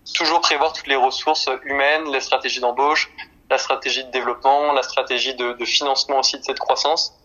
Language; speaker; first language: French; native; French